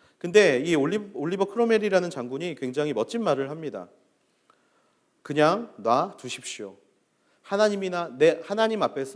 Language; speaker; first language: Korean; native; Korean